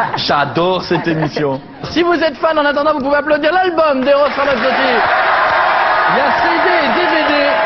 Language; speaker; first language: French; native; French